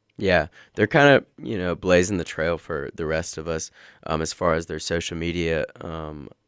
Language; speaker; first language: English; native; English